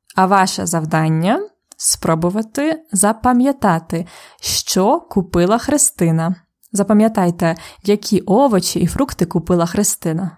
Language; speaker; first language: Ukrainian; native; Ukrainian